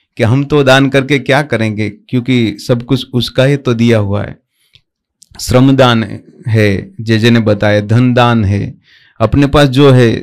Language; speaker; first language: Hindi; non-native, local second language; Gujarati